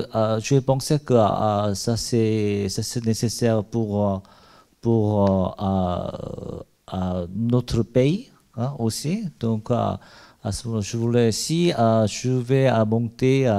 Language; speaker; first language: French; non-native, learner; Korean